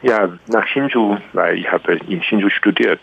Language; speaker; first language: German; non-native, learner; Chinese